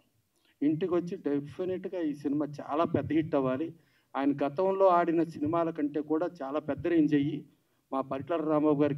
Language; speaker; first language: Telugu; native; Telugu